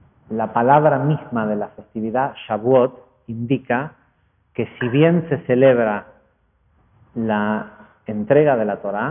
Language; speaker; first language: Spanish; native; Spanish